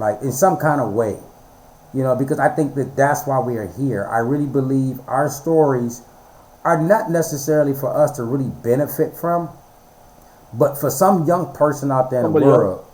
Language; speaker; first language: English; native; English